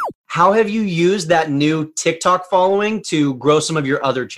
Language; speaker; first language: English; native; English